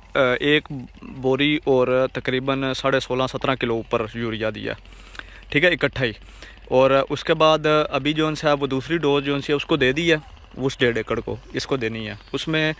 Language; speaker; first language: Urdu; non-native, local second language; Punjabi